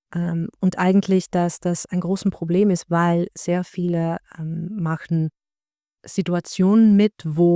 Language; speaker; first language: German; non-native, learner; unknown